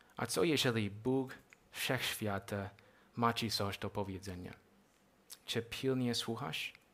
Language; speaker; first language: Polish; non-native, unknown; English